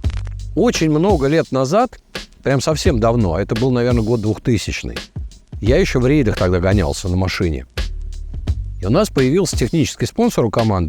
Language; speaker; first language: Russian; native; Russian